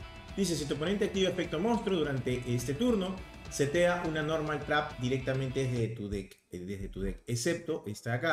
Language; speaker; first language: Spanish; native; Spanish